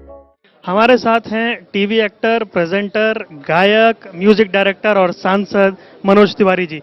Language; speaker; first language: Hindi; native; Hindi